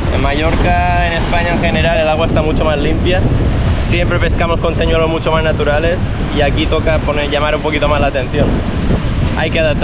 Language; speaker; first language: Spanish; native; Spanish